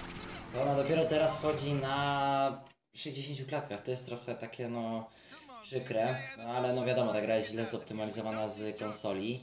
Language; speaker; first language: Polish; native; Polish